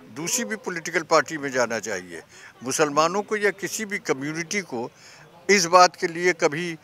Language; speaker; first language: Hindi; native; Hindi